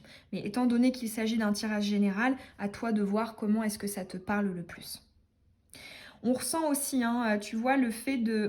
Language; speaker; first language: French; native; French